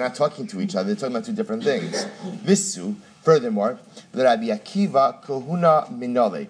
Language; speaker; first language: English; native; English